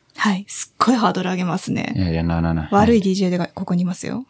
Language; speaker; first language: Japanese; native; Japanese